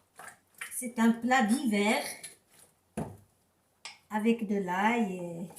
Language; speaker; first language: French; non-native, local second language; Arabic